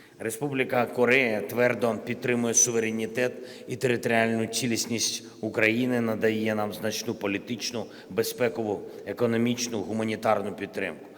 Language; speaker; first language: Ukrainian; non-native, local second language; Russian